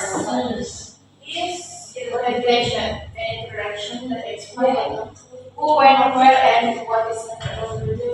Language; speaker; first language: English; non-native, learner; Indonesian